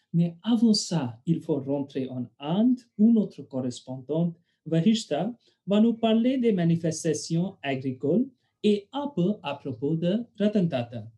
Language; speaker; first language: French; non-native, fluent; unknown